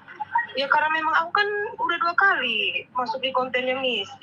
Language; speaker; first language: Indonesian; native; Indonesian